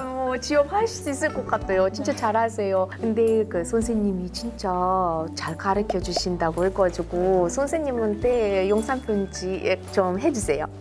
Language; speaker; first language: Korean; non-native, fluent; Uzbek